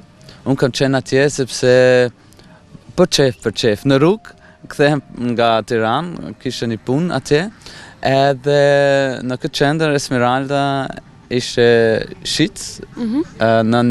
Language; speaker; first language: Albanian; non-native, fluent; German